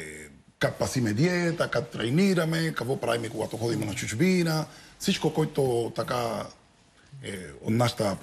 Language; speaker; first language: Bulgarian; non-native, learner; Spanish